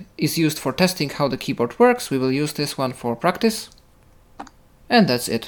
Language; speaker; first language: English; non-native, fluent; Polish